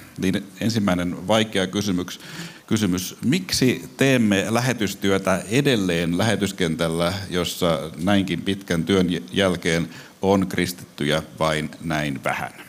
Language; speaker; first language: Finnish; native; Finnish